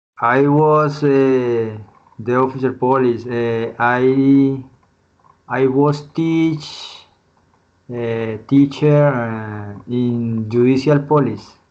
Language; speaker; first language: English; non-native, learner; Spanish